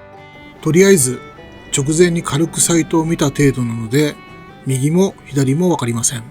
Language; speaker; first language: Japanese; native; Japanese